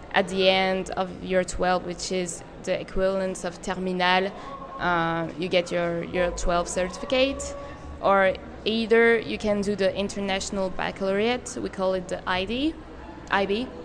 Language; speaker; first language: English; native; English